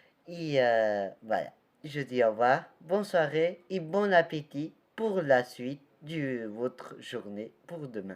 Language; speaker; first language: French; non-native, learner; Portuguese